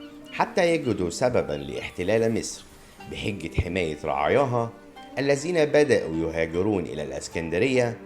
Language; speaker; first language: Arabic; native; Arabic